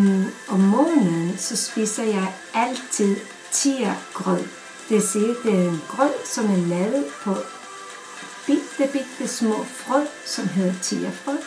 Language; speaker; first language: Danish; non-native, fluent; Icelandic